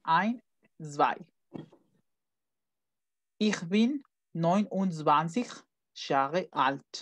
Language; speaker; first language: German; non-native, fluent; Spanish